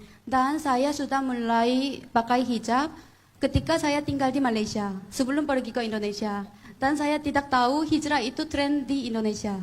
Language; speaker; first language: Indonesian; non-native, fluent; Korean